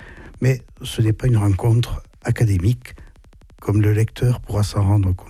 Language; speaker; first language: French; native; French